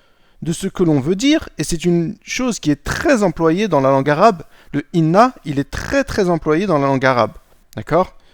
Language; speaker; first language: French; native; French